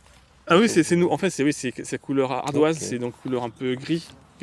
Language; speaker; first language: French; native; French